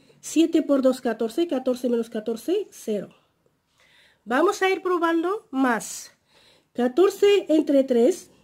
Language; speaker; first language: Spanish; non-native, fluent; Arabic